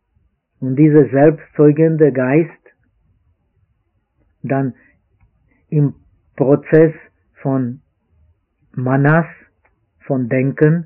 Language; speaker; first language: German; non-native, fluent; Czech